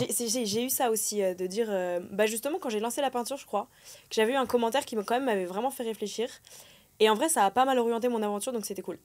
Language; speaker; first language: French; native; French